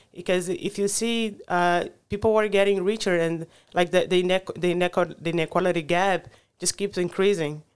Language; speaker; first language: English; non-native, fluent; Portuguese